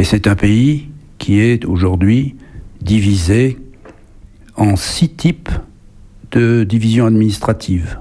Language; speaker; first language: French; native; French